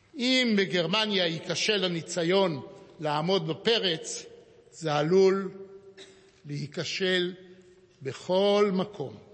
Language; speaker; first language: Hebrew; native; Hebrew